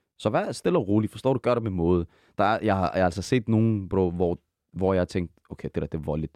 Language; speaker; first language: Danish; early bilingual, other home language; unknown